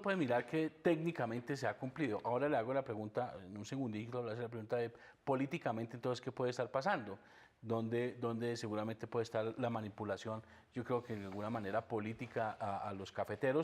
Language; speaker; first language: Spanish; native; Spanish